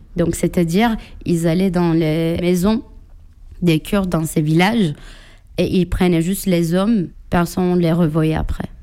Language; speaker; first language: French; non-native, fluent; Turkish